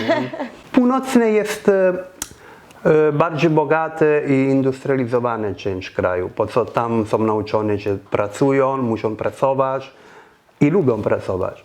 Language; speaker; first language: Polish; non-native, fluent; Italian